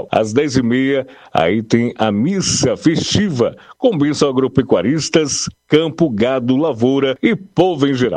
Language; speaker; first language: Portuguese; native; Portuguese